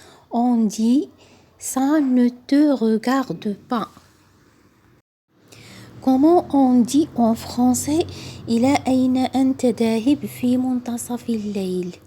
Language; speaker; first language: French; non-native, local second language; Arabic